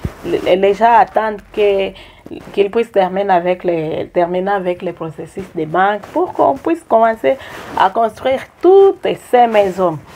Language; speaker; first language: French; non-native, local second language; Swahili